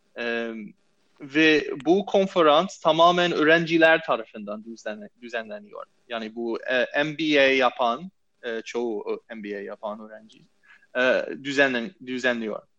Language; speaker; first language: Turkish; non-native, fluent; English